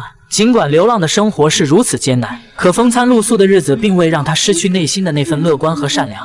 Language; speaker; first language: Chinese; native; Chinese